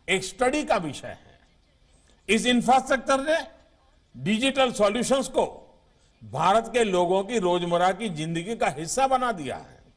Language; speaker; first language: Hindi; native; Hindi